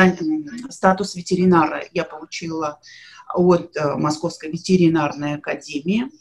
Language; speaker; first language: Russian; native; Russian